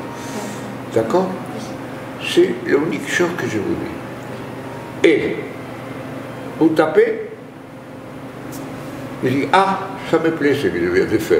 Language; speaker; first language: French; non-native, fluent; Spanish